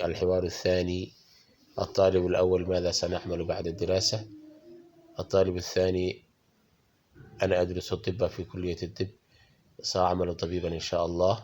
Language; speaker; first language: Arabic; non-native, fluent; Somali